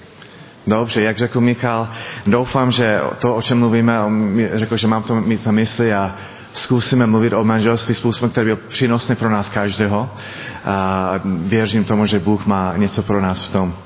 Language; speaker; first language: Czech; non-native, learner; English